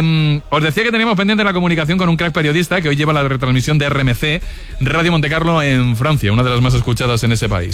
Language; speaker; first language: Spanish; native; Spanish